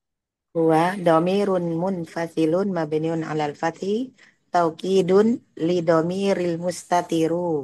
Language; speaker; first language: Arabic; non-native, learner; Indonesian